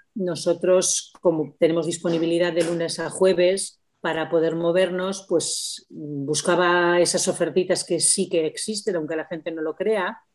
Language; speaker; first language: Spanish; native; Spanish